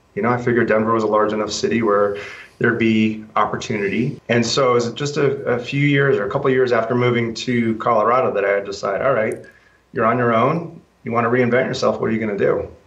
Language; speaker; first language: English; native; English